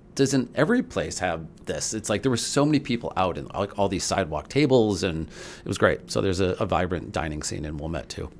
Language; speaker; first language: English; native; English